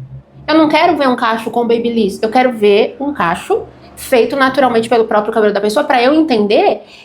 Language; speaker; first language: Portuguese; native; Portuguese